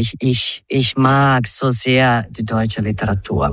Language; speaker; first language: German; non-native, fluent; Croatian